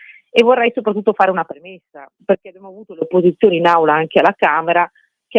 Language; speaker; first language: Italian; native; Italian